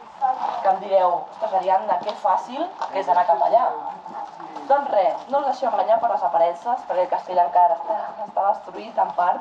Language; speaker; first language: Catalan; native; Catalan